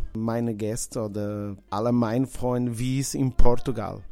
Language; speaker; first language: German; non-native, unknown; Portuguese